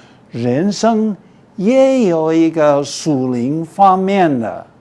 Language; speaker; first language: Chinese; non-native, fluent; English